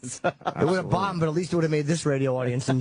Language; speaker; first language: English; native; English